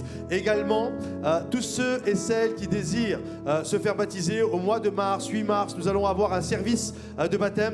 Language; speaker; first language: French; native; French